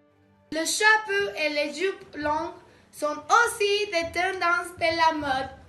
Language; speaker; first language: French; non-native, learner; Spanish